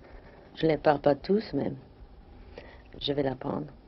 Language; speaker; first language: French; non-native, fluent; German